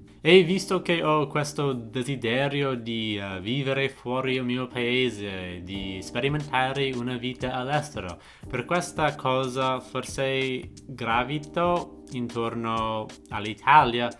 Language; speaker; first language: Italian; non-native, fluent; English